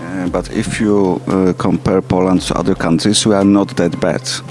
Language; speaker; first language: English; non-native, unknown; Polish